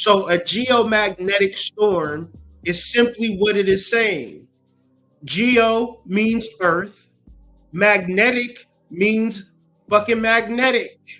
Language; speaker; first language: English; native; English